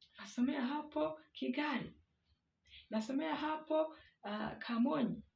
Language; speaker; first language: Swahili; non-native, local second language; Kinyarwanda